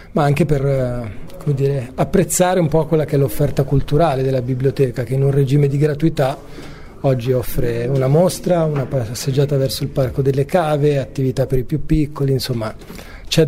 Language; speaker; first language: Italian; native; Italian